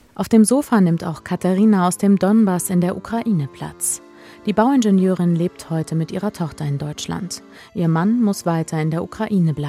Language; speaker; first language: German; native; German